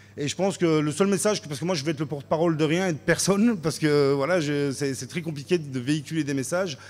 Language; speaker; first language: French; native; French